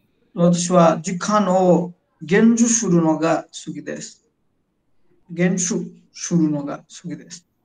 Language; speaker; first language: Japanese; non-native, learner; Nepali